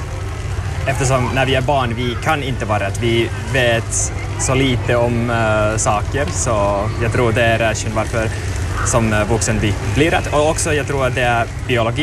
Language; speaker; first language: Swedish; non-native, learner; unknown